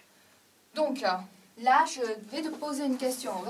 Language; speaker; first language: French; non-native, fluent; Chinese